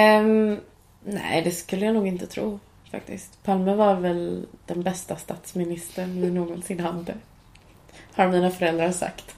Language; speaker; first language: Swedish; early bilingual, other home language; Cantonese